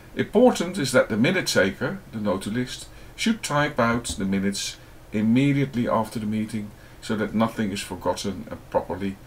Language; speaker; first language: English; non-native, fluent; Dutch